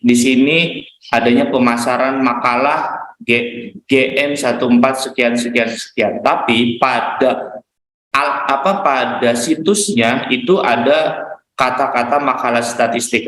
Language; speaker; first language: Indonesian; native; Indonesian